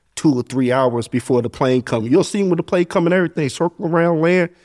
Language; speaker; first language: English; native; English